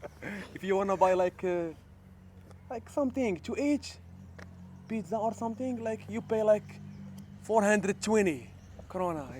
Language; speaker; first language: English; non-native, learner; Arabic